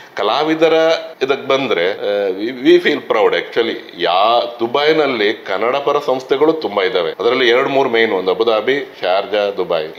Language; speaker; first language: Kannada; native; Kannada